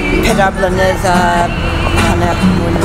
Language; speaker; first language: Welsh; non-native, learner; English